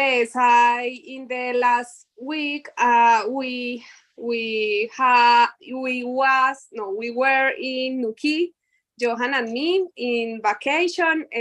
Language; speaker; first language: English; non-native, learner; Spanish